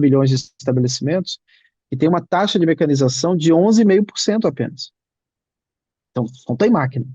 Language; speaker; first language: Portuguese; native; Portuguese